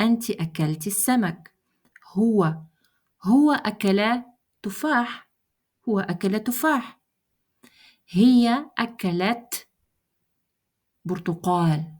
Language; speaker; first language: Arabic; non-native, fluent; Russian